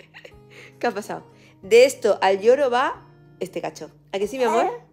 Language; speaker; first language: Spanish; native; Spanish